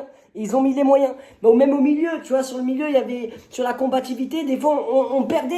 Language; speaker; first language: French; native; French